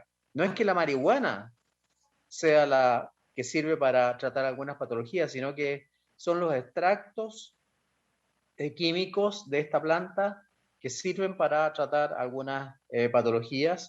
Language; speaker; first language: Spanish; native; Spanish